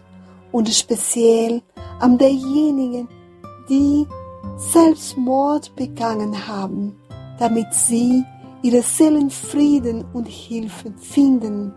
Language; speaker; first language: German; non-native, fluent; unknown